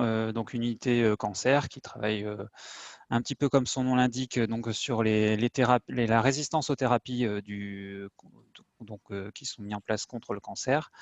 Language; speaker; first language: French; native; French